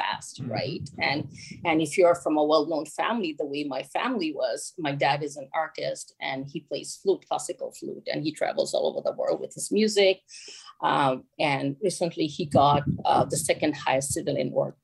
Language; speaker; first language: English; non-native, local second language; Bangla